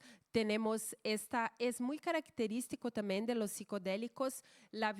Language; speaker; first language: Spanish; non-native, fluent; Portuguese